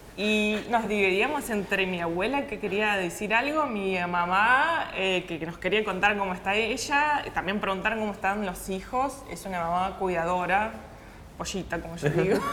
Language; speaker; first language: Spanish; early bilingual, other home language; Russian